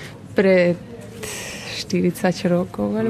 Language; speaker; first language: Slovak; early bilingual, heritage; Slovak